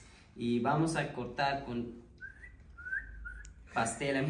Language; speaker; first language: Spanish; non-native, learner; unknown